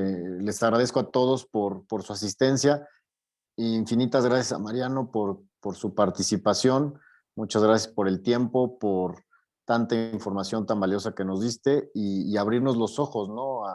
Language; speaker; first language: Spanish; native; Spanish